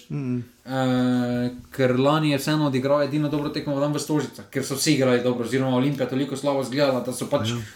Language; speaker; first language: Slovenian; native; Slovenian